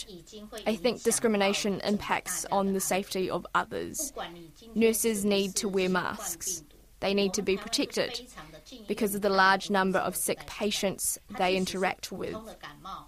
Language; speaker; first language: English; native; English